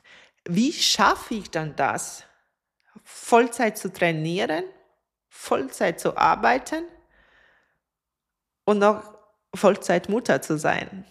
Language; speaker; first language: German; non-native, fluent; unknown